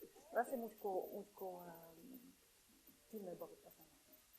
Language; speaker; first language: Hindi; non-native, fluent; Finnish